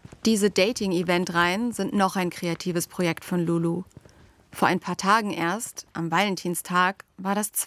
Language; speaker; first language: German; native; German